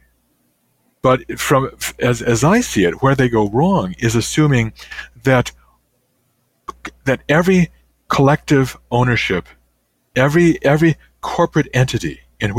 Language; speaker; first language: English; native; English